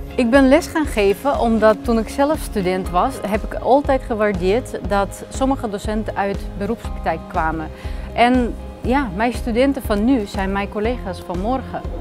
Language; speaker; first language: Dutch; non-native, fluent; Russian